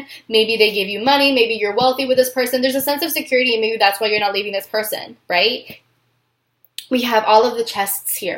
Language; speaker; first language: English; native; English